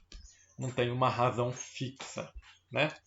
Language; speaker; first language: Portuguese; native; Portuguese